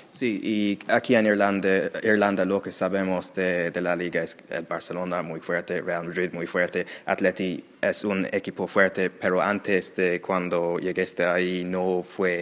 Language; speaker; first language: Spanish; non-native, learner; English